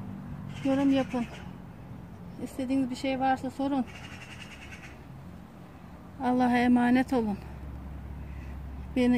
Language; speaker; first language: Turkish; native; Turkish